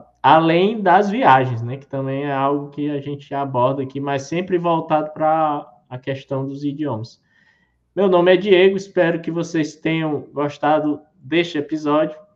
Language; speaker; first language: Portuguese; native; Portuguese